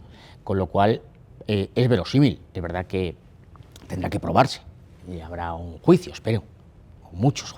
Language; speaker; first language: Spanish; native; Spanish